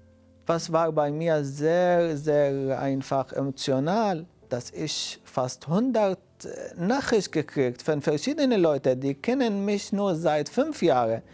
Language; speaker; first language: German; non-native, fluent; Arabic